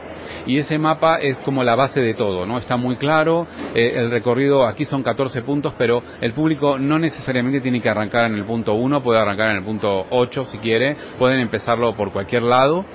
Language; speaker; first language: Spanish; native; Spanish